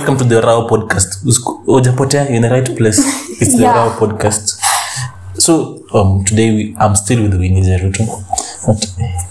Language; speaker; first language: English; non-native, local second language; Luo (Kenya and Tanzania)